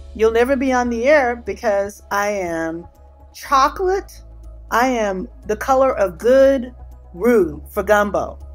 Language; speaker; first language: English; native; English